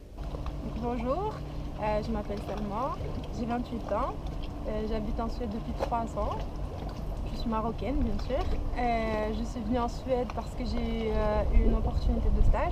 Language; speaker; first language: French; non-native, local second language; Arabic